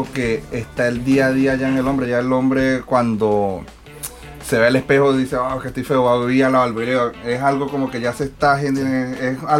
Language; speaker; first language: Spanish; native; Spanish